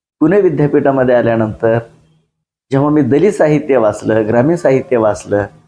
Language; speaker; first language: Marathi; non-native, local second language; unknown